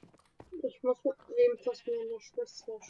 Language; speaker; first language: German; native; German